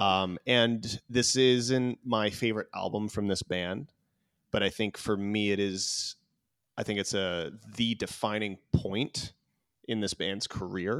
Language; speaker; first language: English; native; English